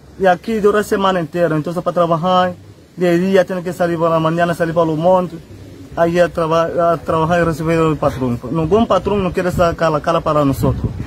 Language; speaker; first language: Spanish; non-native, learner; Haitian Creole